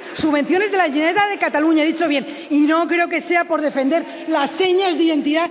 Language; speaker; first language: Spanish; native; Spanish